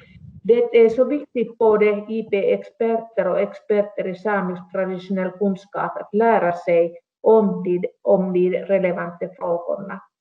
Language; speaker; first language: Swedish; non-native, local second language; Finnish